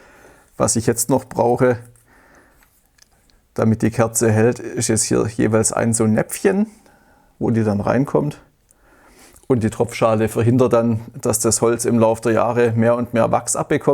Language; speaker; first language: German; native; German